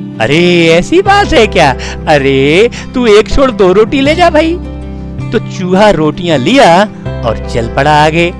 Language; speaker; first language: Hindi; native; Hindi